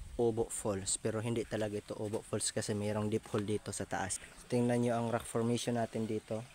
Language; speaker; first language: Filipino; non-native, local second language; Masbatenyo